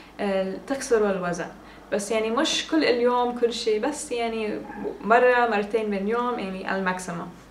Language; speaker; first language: Arabic; early bilingual, heritage; English